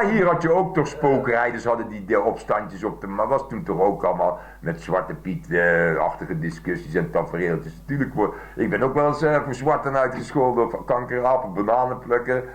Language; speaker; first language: Dutch; native; Dutch